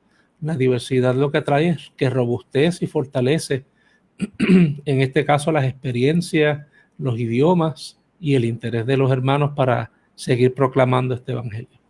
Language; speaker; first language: Spanish; native; Spanish